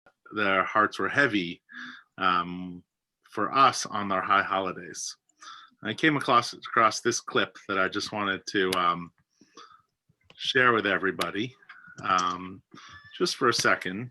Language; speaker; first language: English; native; English